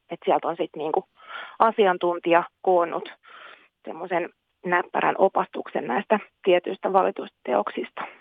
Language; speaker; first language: Finnish; native; Finnish